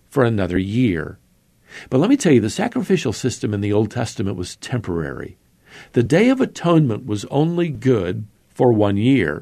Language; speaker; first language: English; native; English